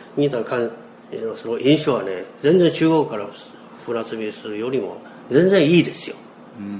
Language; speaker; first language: Japanese; non-native, fluent; Chinese